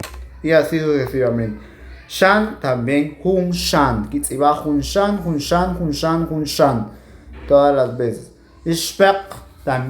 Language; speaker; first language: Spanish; non-native, local second language; Kʼicheʼ